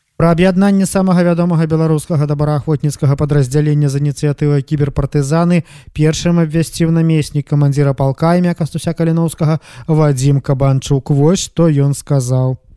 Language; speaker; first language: Belarusian; native; Belarusian